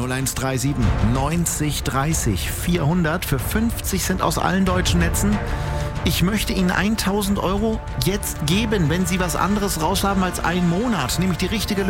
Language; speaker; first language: German; native; German